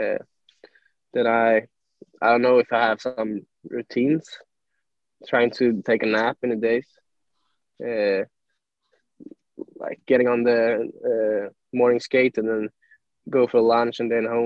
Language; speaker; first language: English; non-native, fluent; Swedish